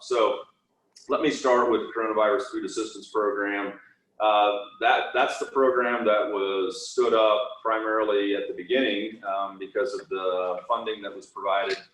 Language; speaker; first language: English; native; English